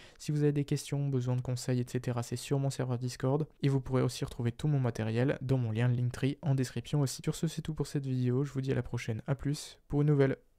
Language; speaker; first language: French; native; French